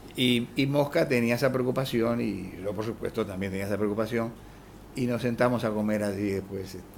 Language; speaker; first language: Spanish; native; Spanish